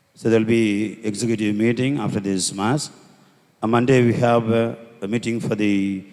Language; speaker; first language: English; non-native, local second language; Tamil